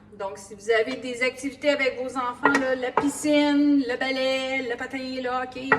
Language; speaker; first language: French; native; French